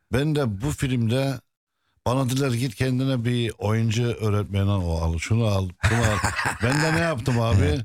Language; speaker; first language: Turkish; non-native, fluent; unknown